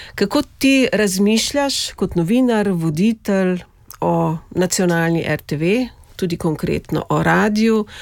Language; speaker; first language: Slovenian; native; Slovenian